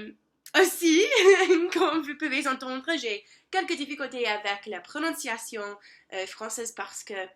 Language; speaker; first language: French; non-native, learner; English